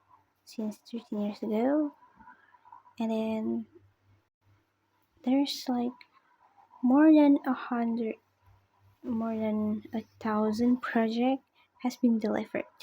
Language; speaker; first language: English; non-native, learner; Indonesian